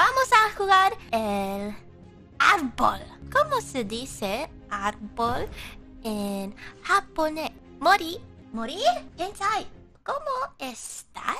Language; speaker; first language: Spanish; non-native, learner; English